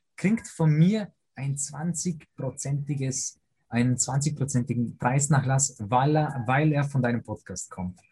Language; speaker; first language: German; early bilingual, other home language; Polish